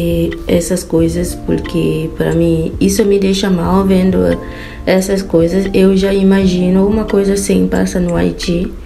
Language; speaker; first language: Portuguese; non-native, fluent; Haitian Creole